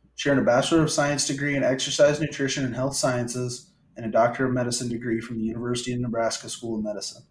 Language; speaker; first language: English; native; English